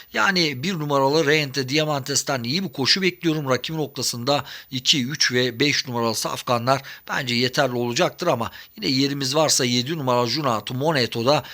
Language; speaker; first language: Turkish; native; Turkish